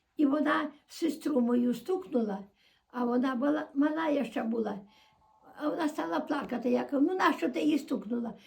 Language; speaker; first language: Ukrainian; native; Ukrainian